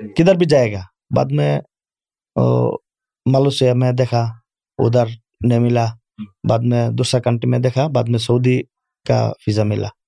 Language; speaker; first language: Urdu; non-native, learner; Bangla